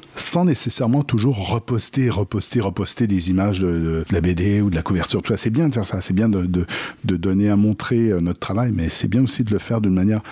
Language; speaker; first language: French; native; French